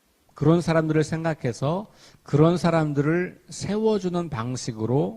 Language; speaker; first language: Korean; native; Korean